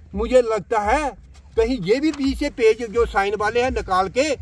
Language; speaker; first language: Hindi; native; Hindi